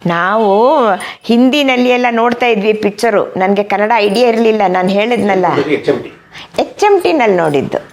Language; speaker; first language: Kannada; non-native, fluent; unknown